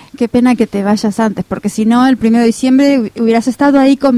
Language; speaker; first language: Spanish; native; Spanish